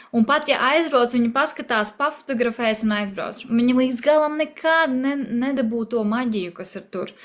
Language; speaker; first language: Latvian; native; Latvian